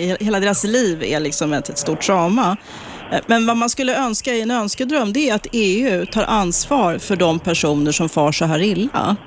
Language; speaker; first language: Swedish; native; Swedish